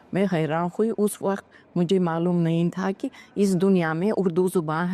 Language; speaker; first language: Hindi; non-native, fluent; Uzbek